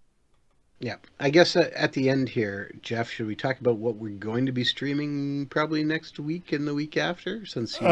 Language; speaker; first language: English; native; English